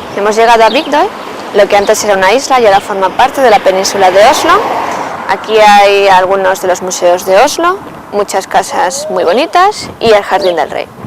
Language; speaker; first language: Spanish; native; Spanish